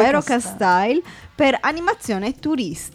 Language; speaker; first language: Italian; native; Italian